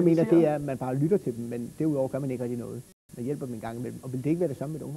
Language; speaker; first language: Danish; native; Danish